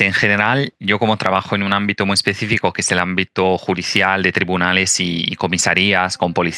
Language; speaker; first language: Spanish; non-native, fluent; Italian